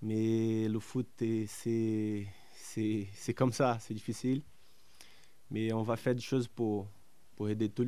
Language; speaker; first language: French; non-native, learner; Portuguese